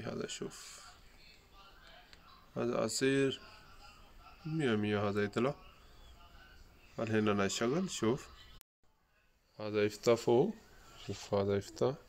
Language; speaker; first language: Arabic; non-native, learner; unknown